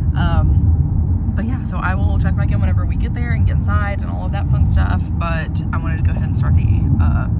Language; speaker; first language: English; native; English